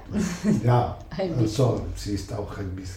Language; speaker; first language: German; non-native, learner; Spanish